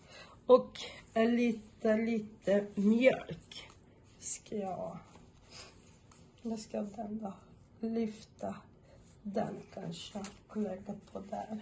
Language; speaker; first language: Swedish; non-native, fluent; Portuguese